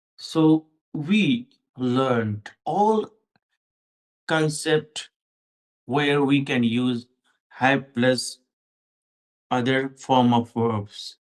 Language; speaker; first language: English; non-native, fluent; Hindi